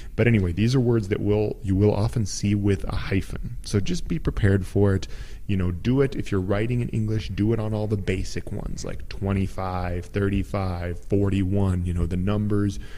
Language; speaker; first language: English; native; English